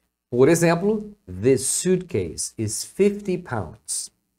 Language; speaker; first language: English; non-native, fluent; Portuguese